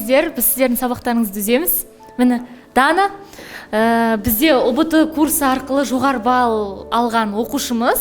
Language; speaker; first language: Kazakh; native; Kazakh